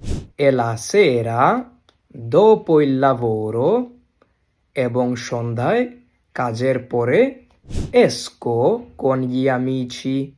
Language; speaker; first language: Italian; non-native, fluent; Bangla